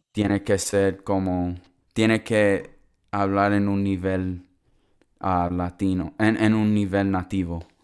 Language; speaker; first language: Spanish; early bilingual, heritage; English